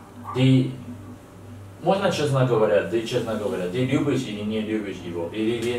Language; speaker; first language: Russian; non-native, learner; Chinese